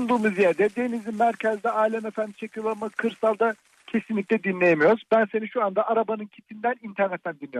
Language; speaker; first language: Turkish; native; Turkish